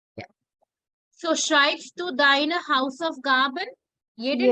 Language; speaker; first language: German; non-native, fluent; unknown